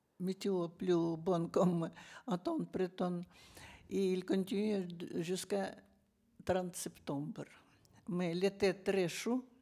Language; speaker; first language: French; non-native, learner; Russian